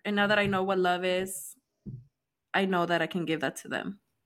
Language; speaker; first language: English; early bilingual, other home language; Spanish